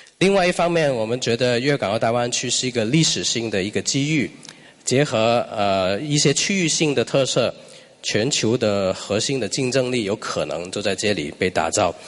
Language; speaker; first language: Chinese; non-native, local second language; Cantonese